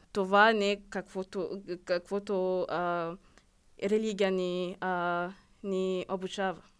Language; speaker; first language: Bulgarian; non-native, learner; Rundi